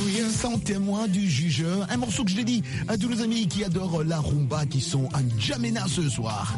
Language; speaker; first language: French; non-native, local second language; Lingala